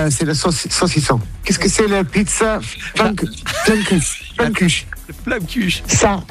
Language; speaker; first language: French; non-native, learner; English